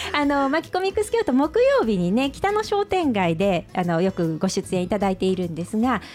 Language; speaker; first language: Japanese; native; Japanese